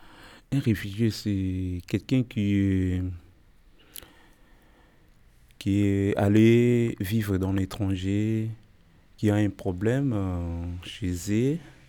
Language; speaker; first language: French; non-native, learner; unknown